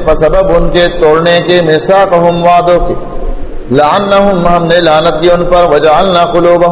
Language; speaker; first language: Urdu; non-native, local second language; Pashto